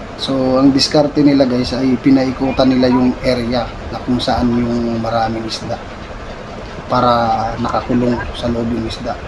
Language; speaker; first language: Filipino; non-native, local second language; Waray